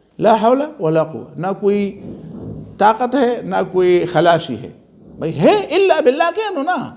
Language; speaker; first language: Urdu; non-native, local second language; Pashto